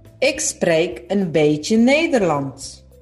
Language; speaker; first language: Dutch; non-native, fluent; Polish